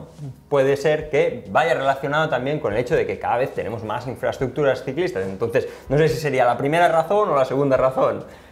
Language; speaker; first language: Spanish; native; Spanish